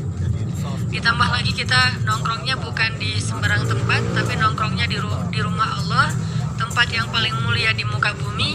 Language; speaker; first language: Indonesian; native; Indonesian